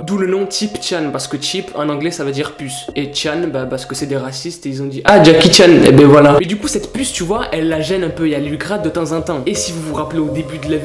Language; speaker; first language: French; native; French